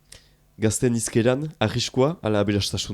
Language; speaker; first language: Basque; native; Basque